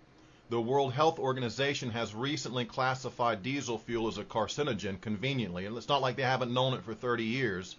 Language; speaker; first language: English; native; English